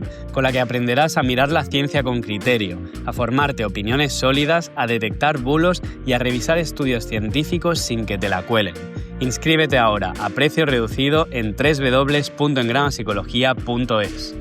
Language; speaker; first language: Spanish; native; Spanish